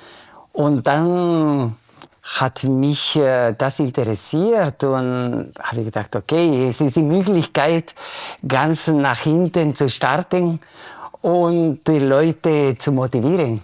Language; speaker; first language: German; non-native, fluent; Spanish